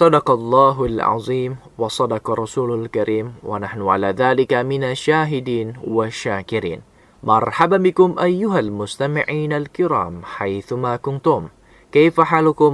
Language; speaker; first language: Arabic; non-native, fluent; Indonesian